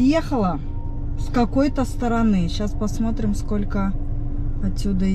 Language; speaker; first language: Russian; native; Russian